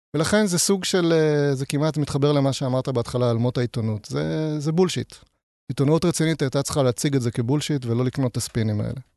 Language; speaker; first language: Hebrew; native; Hebrew